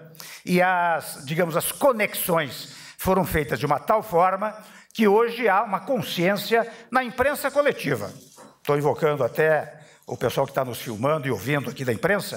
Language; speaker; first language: Portuguese; native; Portuguese